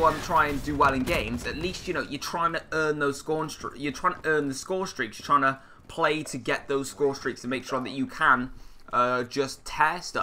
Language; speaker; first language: English; native; English